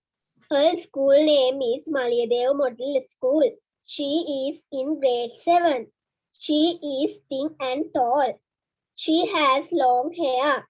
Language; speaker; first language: English; non-native, learner; Sinhala